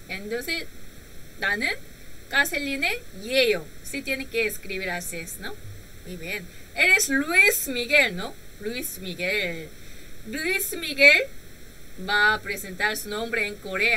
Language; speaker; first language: Spanish; non-native, learner; Korean